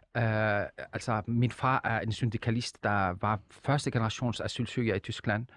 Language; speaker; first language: Danish; non-native, fluent; Arabic